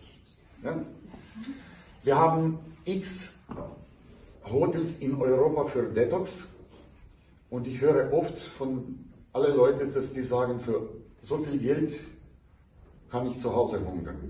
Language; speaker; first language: German; non-native, fluent; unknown